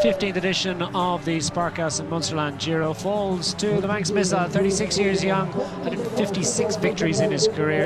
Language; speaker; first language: English; native; English